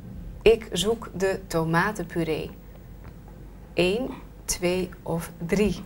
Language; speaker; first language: Dutch; native; Dutch